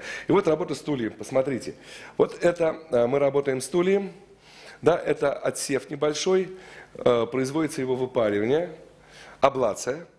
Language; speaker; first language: Russian; native; Russian